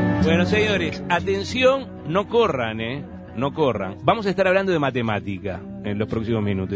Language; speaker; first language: Spanish; native; Spanish